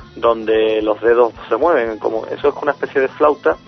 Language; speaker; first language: Spanish; native; Spanish